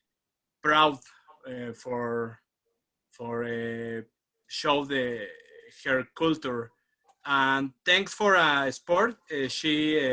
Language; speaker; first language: English; non-native, learner; Spanish